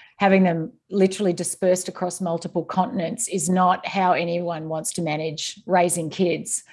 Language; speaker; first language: English; native; English